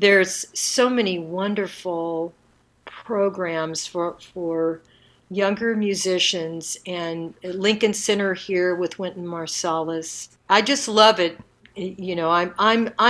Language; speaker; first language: English; native; English